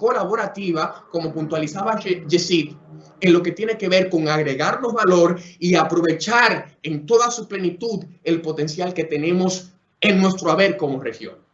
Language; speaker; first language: Spanish; native; Spanish